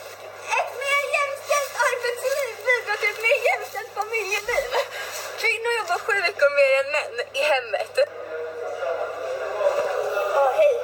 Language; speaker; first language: Swedish; native; Swedish